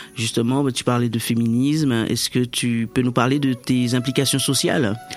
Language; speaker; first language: French; native; French